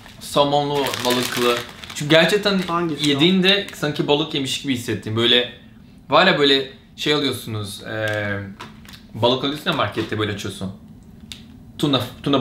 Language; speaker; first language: Turkish; non-native, fluent; Portuguese